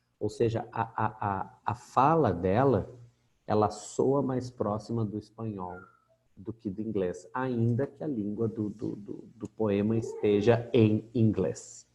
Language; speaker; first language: Portuguese; native; Portuguese